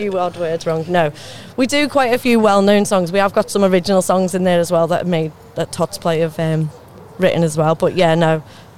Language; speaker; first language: English; native; English